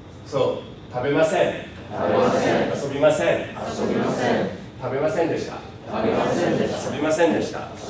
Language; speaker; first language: Japanese; non-native, fluent; English